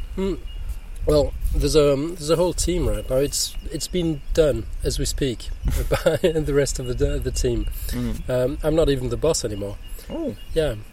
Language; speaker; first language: English; non-native, fluent; French